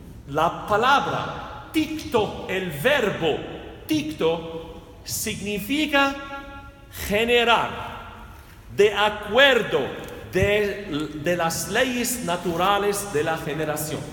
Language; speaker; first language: Spanish; non-native, fluent; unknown